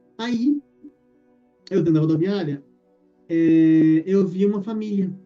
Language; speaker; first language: Portuguese; native; Portuguese